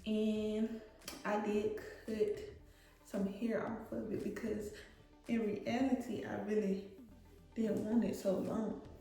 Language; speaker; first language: English; native; English